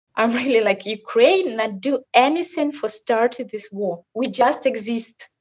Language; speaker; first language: English; non-native, learner; Russian